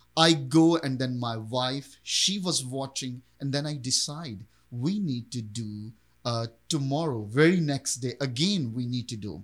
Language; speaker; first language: English; non-native, local second language; Urdu